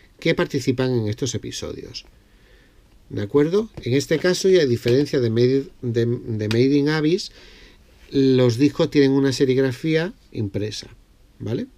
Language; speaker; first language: Spanish; native; Spanish